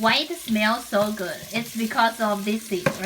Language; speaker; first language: English; non-native, learner; Chinese